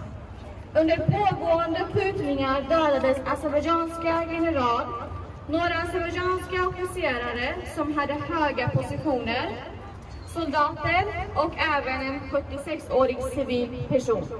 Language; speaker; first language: Swedish; non-native, fluent; Azerbaijani